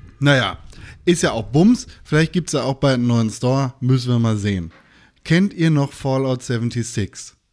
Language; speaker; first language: German; native; German